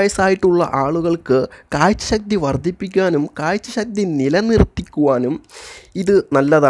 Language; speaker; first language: Malayalam; native; Malayalam